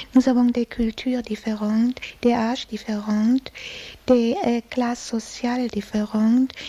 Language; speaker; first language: French; non-native, learner; German